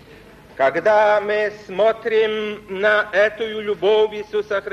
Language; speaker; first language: Russian; non-native, fluent; Polish